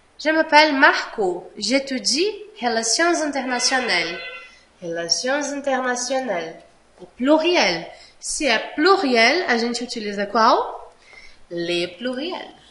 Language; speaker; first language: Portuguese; native; Portuguese